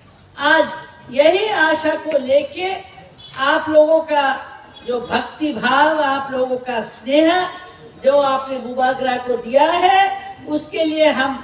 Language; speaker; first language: Hindi; non-native, local second language; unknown